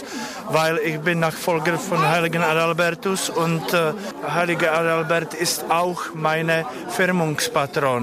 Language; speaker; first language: German; non-native, fluent; Czech